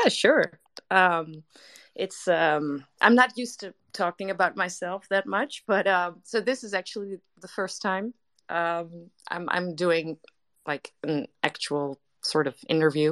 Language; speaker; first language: English; non-native, fluent; Dutch